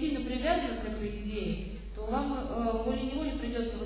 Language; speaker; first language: Russian; native; Russian